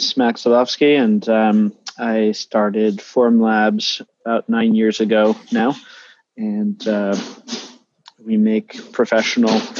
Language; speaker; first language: English; native; English